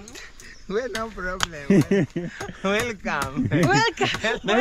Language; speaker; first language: English; non-native, learner; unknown